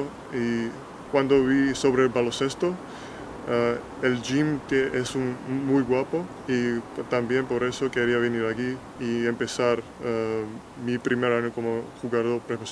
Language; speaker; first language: Spanish; non-native, fluent; Georgian